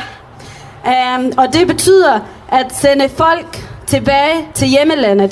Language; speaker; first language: Danish; early bilingual, other home language; Arabic